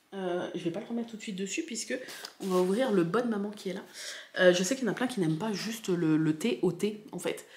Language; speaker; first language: French; native; French